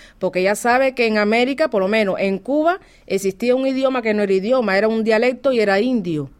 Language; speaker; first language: Spanish; native; Spanish